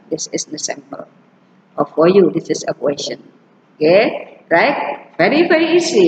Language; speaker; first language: English; non-native, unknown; Indonesian